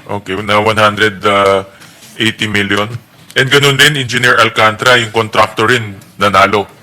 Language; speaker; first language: Filipino; native; Filipino